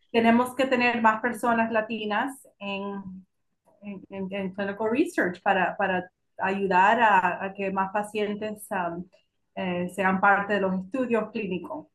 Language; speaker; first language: Spanish; early bilingual, heritage; Spanish